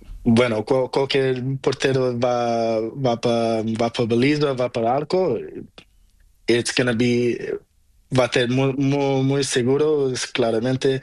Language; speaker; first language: Spanish; non-native, learner; Portuguese